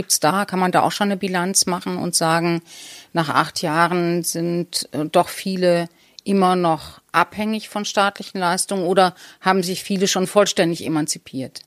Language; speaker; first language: German; native; German